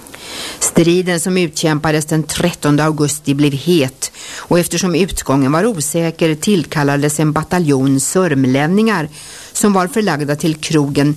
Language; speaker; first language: Swedish; native; Swedish